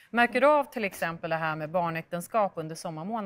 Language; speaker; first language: Swedish; native; Swedish